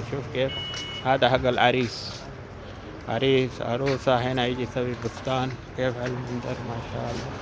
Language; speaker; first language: Arabic; non-native, learner; Urdu